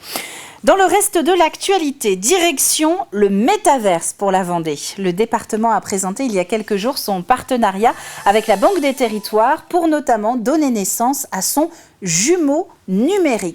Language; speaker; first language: French; native; French